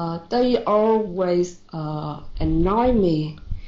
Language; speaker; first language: English; non-native, learner; Vietnamese